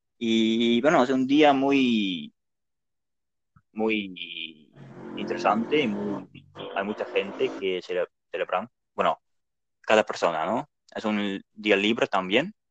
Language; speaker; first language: Spanish; non-native, learner; Dutch